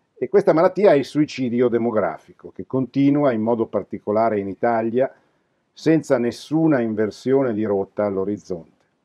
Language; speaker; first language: Italian; native; Italian